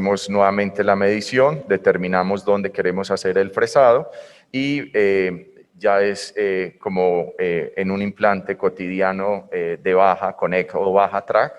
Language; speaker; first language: Spanish; native; Spanish